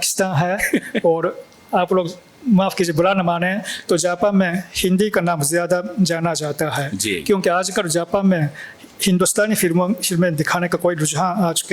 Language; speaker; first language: Hindi; non-native, fluent; Japanese